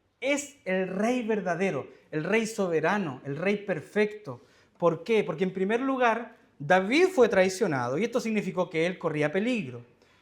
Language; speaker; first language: Spanish; native; Spanish